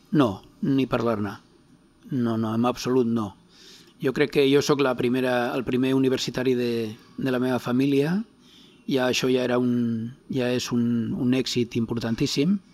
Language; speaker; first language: Catalan; non-native, local second language; Spanish